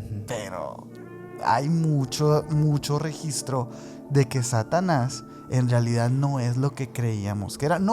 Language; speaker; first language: Spanish; native; Spanish